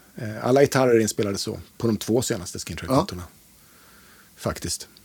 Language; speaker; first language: Swedish; native; Swedish